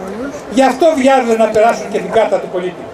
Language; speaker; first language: Greek; native; Greek